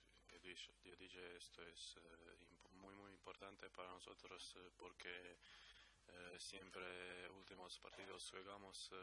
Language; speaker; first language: Spanish; non-native, learner; Croatian